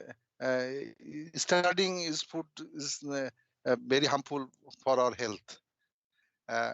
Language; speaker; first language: English; non-native, learner; Bangla